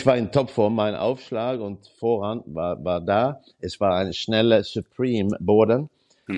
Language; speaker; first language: German; non-native, learner; Swedish